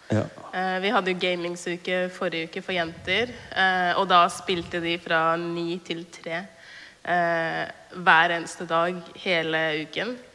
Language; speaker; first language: Norwegian; early bilingual, other home language; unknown